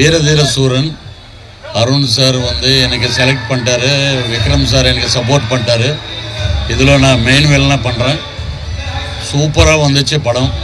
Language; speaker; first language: Tamil; non-native, local second language; Telugu